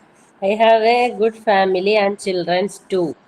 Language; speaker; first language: English; non-native, learner; Malayalam